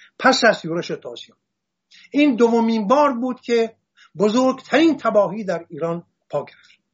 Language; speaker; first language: Persian; non-native, local second language; Assyrian Neo-Aramaic